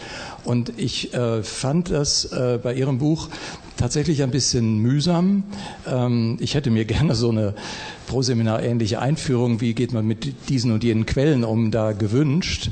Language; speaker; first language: German; native; German